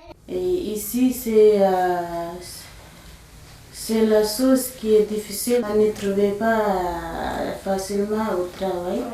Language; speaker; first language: French; non-native, learner; Nepali